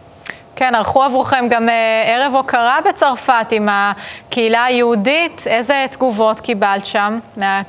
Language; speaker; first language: Hebrew; native; Hebrew